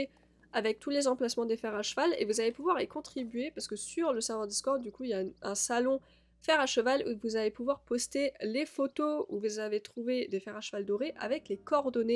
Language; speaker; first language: French; native; French